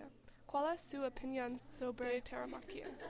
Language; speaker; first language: Spanish; non-native, learner; English